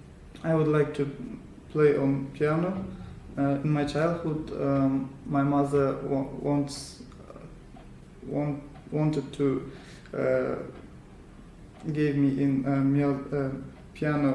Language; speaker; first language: English; non-native, learner; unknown